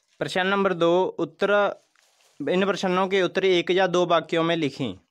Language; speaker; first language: Hindi; non-native, local second language; Punjabi